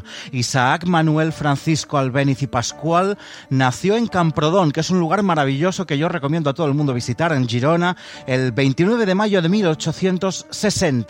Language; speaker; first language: Spanish; native; Spanish